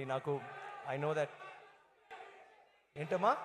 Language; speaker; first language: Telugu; non-native, learner; Tamil